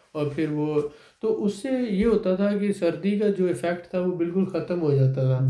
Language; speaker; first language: Urdu; non-native, local second language; Punjabi